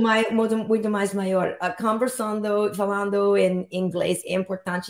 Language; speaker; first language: Portuguese; non-native, learner; English